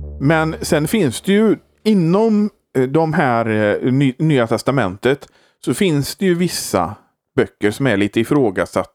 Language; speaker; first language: Swedish; native; Swedish